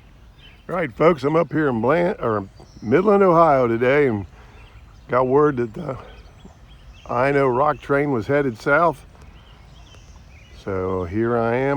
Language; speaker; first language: English; native; English